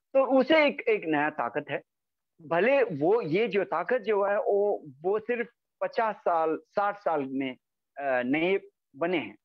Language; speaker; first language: Hindi; native; Hindi